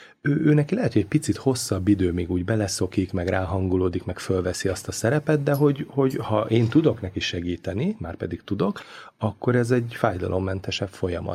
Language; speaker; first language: Hungarian; native; Hungarian